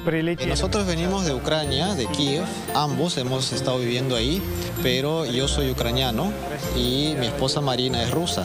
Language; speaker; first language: Spanish; non-native, fluent; Ukrainian